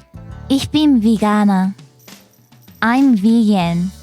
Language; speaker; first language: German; non-native, fluent; Japanese